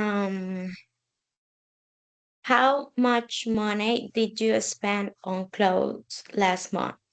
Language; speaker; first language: English; non-native, learner; Spanish